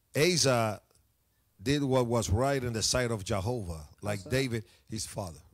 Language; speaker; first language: English; non-native, fluent; Spanish